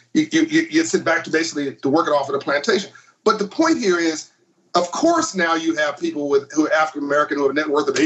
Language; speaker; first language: English; native; English